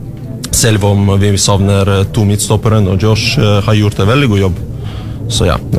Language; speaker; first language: Norwegian; non-native, learner; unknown